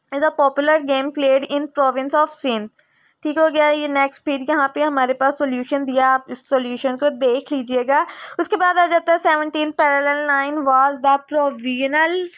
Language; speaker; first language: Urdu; native; Urdu